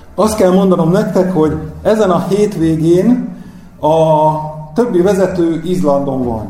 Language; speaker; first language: Hungarian; native; Hungarian